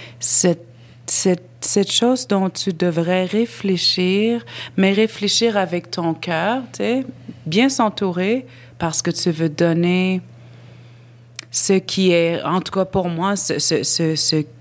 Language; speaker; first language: French; non-native, local second language; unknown